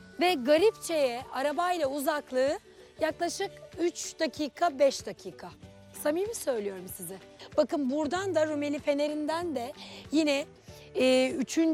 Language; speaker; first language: Turkish; native; Turkish